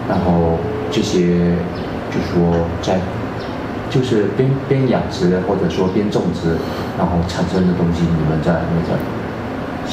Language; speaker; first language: Chinese; native; Chinese